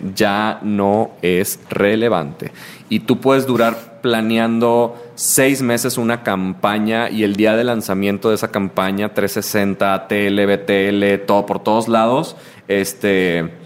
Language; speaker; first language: Spanish; native; Spanish